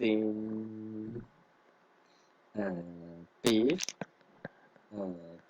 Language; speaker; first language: English; non-native, learner; Chinese